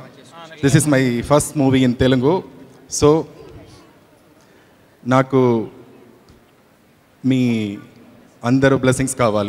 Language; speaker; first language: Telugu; non-native, learner; Tamil